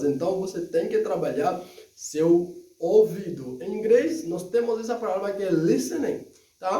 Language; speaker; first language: Portuguese; non-native, fluent; Haitian Creole